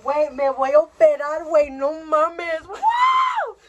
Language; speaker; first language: Spanish; early bilingual, heritage; Spanish